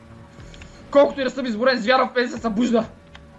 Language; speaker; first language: Bulgarian; native; Bulgarian